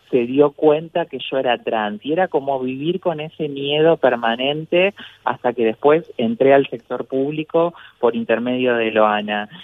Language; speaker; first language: Spanish; native; Spanish